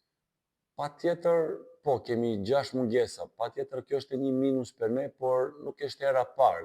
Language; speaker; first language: Albanian; non-native, learner; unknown